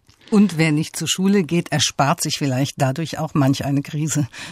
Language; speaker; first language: German; native; German